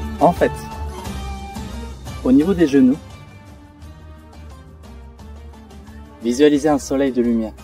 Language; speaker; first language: French; native; French